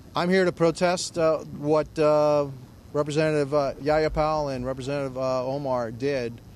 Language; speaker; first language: English; early bilingual, other home language; Spanish